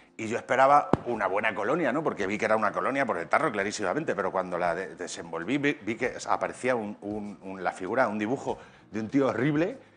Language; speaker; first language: Spanish; native; Spanish